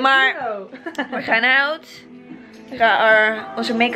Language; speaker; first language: Dutch; non-native, learner; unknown